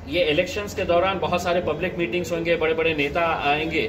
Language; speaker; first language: Hindi; non-native, local second language; Marathi